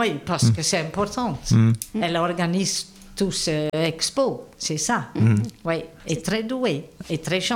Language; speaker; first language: French; non-native, fluent; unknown